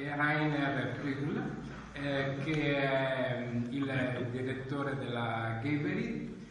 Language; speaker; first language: Italian; native; Italian